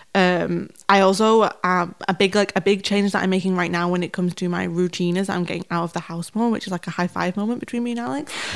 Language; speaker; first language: English; native; English